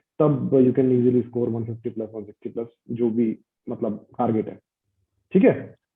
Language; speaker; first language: Hindi; native; Hindi